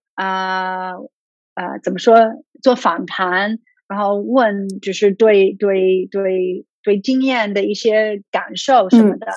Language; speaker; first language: Chinese; non-native, fluent; English